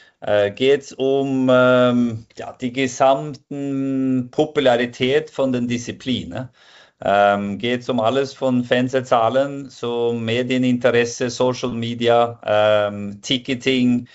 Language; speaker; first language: German; non-native, fluent; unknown